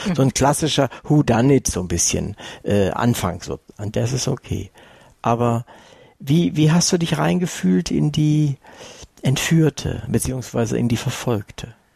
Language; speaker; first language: German; native; German